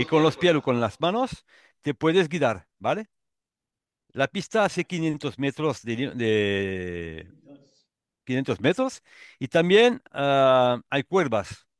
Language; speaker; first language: Spanish; non-native, learner; French